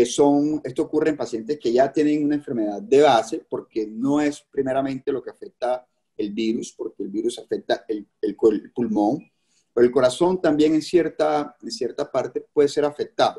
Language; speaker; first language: Spanish; native; Spanish